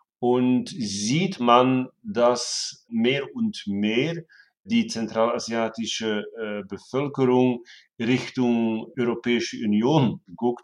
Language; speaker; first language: German; non-native, fluent; Dutch